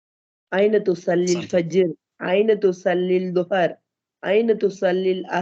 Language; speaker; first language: Arabic; non-native, learner; Tamil